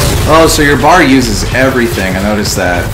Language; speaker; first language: English; native; English